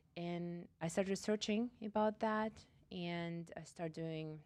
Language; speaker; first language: English; non-native, fluent; Russian